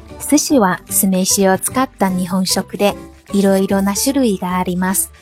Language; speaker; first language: Japanese; non-native, fluent; Chinese